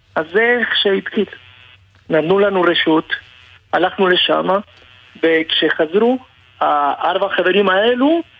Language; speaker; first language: Hebrew; non-native, fluent; Spanish